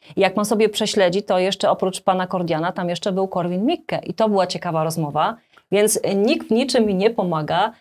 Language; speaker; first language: Polish; native; Polish